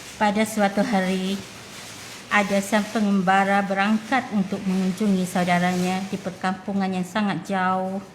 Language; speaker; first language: Malay; native; Malay